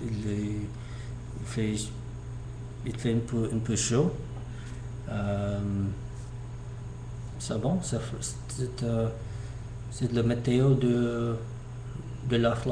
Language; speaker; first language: French; non-native, learner; English